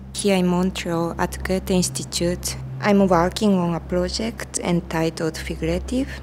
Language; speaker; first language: English; non-native, fluent; Japanese